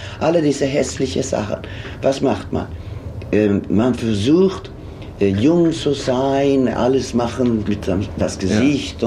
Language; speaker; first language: German; non-native, fluent; Swedish